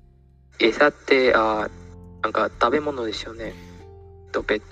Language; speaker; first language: Japanese; non-native, fluent; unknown